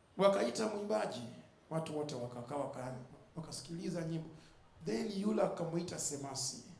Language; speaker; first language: Swahili; non-native, fluent; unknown